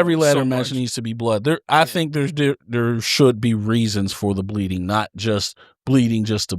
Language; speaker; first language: English; native; English